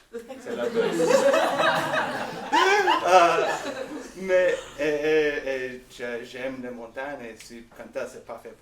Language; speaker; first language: French; non-native, learner; English